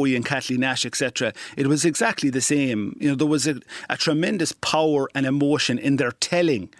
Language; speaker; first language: English; native; English